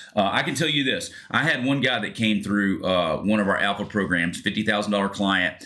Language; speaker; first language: English; native; English